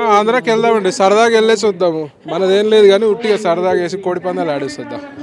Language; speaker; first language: Telugu; native; Telugu